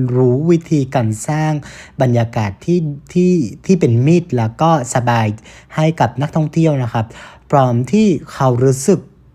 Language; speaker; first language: Thai; non-native, fluent; Vietnamese